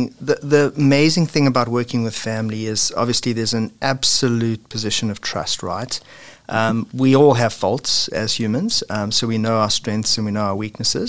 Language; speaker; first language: English; native; English